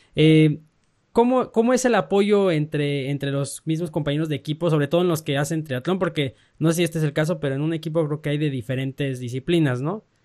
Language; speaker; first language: Spanish; native; Spanish